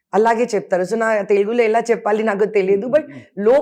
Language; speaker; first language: Telugu; non-native, fluent; Hindi